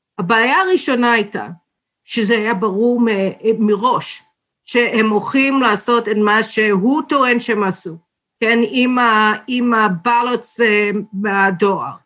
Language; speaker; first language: Hebrew; non-native, fluent; English